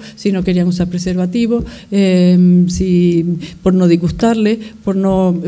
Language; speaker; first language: Spanish; native; Spanish